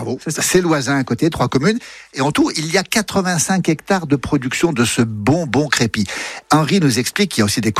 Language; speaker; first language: French; native; French